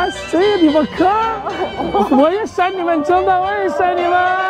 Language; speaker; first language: Chinese; non-native, fluent; Arabic